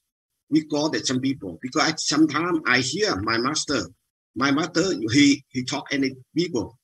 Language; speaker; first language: English; non-native, learner; Vietnamese